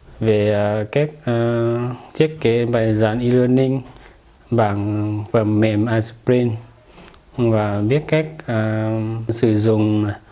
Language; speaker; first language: Vietnamese; non-native, fluent; Lao